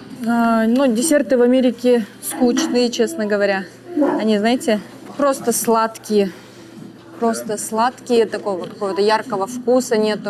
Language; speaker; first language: Russian; native; Russian